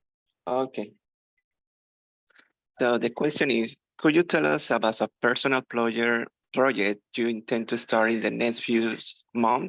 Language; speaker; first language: English; non-native, learner; Spanish